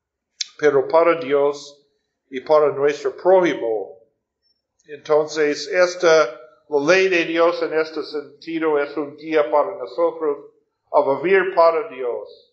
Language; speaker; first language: Spanish; non-native, fluent; English